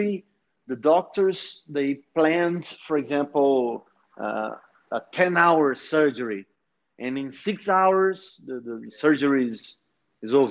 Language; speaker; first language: English; non-native, fluent; Portuguese